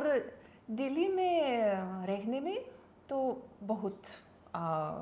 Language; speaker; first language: Hindi; non-native, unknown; Lithuanian